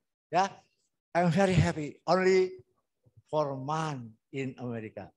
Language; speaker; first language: English; non-native, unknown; Indonesian